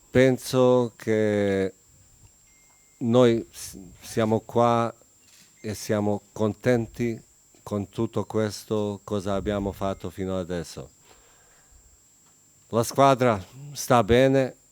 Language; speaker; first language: Italian; non-native, fluent; French